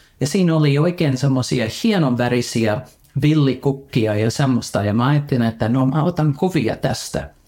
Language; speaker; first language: Finnish; early bilingual, heritage; Finnish